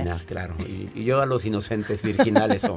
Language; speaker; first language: Spanish; native; Spanish